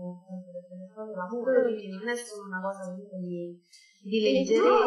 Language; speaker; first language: Italian; native; Italian